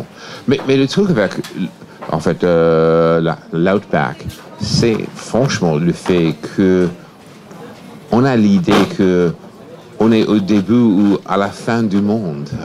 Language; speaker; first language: French; non-native, fluent; English